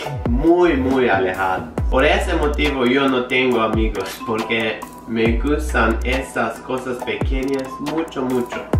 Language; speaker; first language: Spanish; non-native, learner; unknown